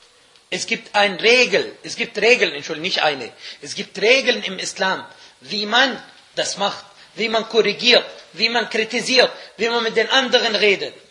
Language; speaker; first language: German; non-native, fluent; Arabic